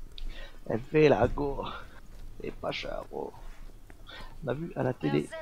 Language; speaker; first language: French; native; French